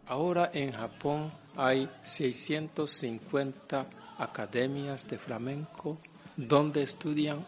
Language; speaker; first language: Spanish; non-native, fluent; Japanese